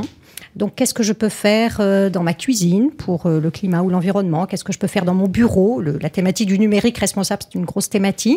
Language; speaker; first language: French; native; French